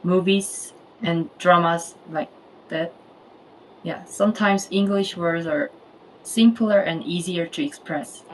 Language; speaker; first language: English; non-native, fluent; Korean